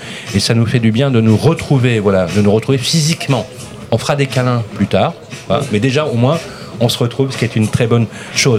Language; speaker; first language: French; native; French